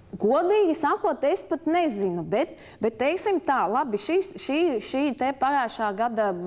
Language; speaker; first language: Latvian; native; Latvian